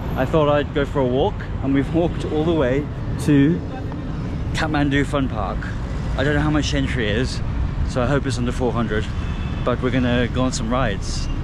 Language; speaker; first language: English; native; English